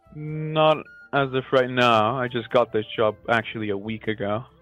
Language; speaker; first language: English; non-native, fluent; Macedonian